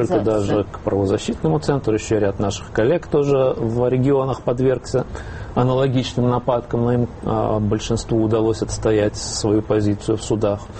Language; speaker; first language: Russian; native; Russian